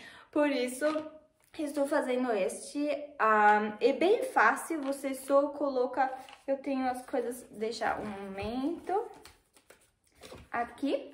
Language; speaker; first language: Portuguese; non-native, fluent; German